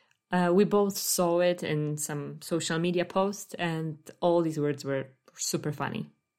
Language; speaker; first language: English; non-native, fluent; Polish